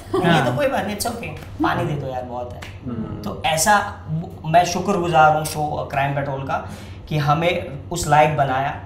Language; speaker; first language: Hindi; native; Hindi